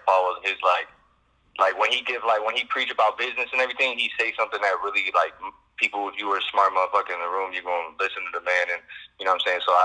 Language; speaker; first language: English; native; English